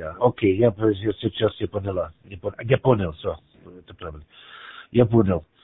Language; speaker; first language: Russian; non-native, learner; German